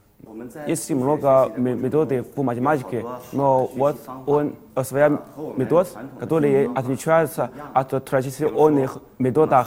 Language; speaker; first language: Russian; non-native, learner; Chinese